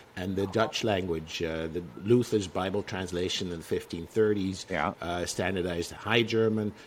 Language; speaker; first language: English; non-native, fluent; Dutch